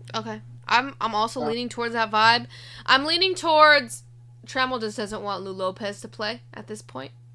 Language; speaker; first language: English; native; English